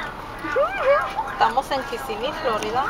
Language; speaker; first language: Spanish; native; Spanish